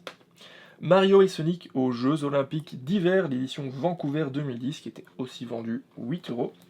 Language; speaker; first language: French; native; French